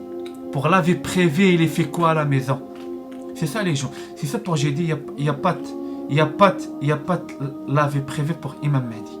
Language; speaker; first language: French; non-native, learner; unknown